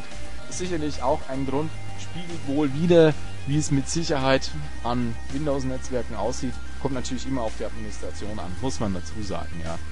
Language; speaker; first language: German; native; German